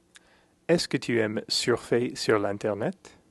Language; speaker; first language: French; non-native, fluent; English